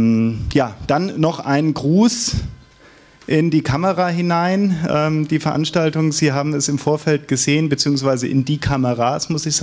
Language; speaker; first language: German; native; German